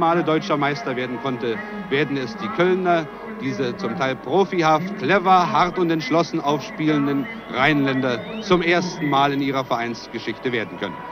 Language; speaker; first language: German; native; German